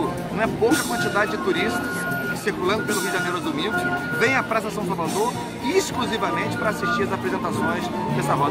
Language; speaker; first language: Portuguese; native; Portuguese